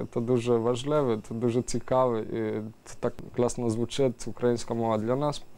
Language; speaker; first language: Ukrainian; early bilingual, heritage; Ukrainian